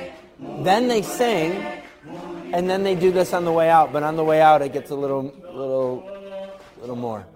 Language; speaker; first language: English; native; English